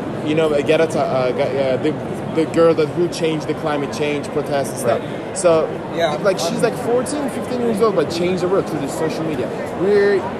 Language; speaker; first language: English; non-native, fluent; Turkish